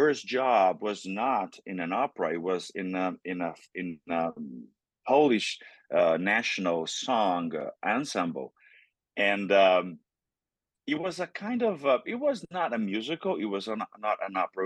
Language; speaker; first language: English; non-native, fluent; Portuguese